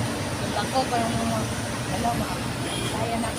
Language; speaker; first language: Filipino; non-native, local second language; Cebuano